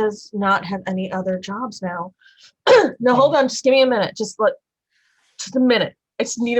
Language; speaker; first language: English; native; English